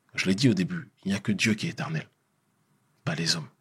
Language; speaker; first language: French; native; French